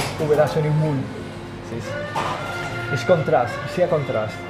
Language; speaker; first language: German; non-native, learner; Spanish